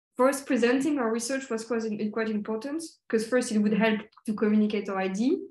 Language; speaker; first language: English; non-native, fluent; French